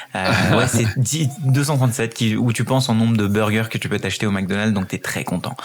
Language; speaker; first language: French; early bilingual, other home language; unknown